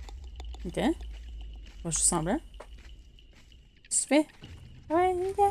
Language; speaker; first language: French; native; French